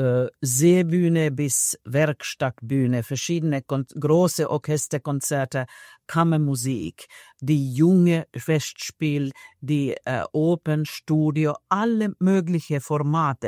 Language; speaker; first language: German; non-native, fluent; Finnish